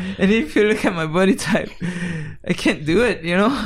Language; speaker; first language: English; non-native, fluent; French